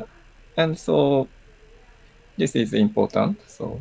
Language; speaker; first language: English; non-native, learner; Japanese